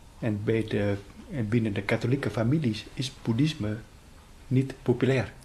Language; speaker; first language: Dutch; non-native, fluent; Vietnamese